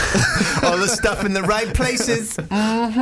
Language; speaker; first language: English; native; English